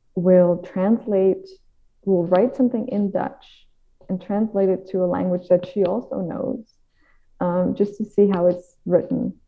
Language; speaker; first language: English; non-native, fluent; Dutch